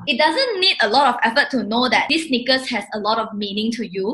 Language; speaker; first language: English; non-native, local second language; Chinese